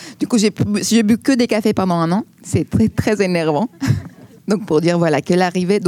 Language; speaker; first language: French; non-native, fluent; Greek